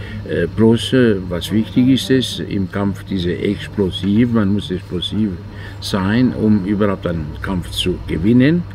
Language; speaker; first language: German; non-native, fluent; Italian